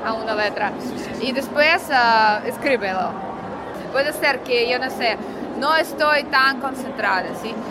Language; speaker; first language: Spanish; non-native, learner; Russian